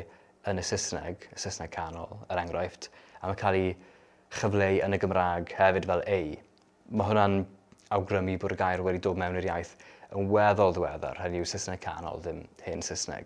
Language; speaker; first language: Welsh; native; Welsh